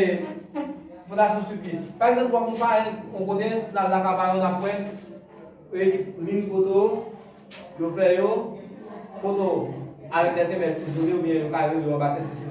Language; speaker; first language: French; non-native, local second language; Haitian Creole